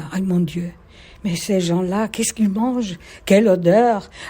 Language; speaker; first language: French; non-native, fluent; Spanish